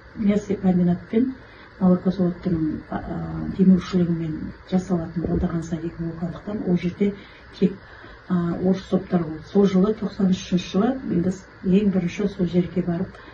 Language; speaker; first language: Kazakh; native; Kazakh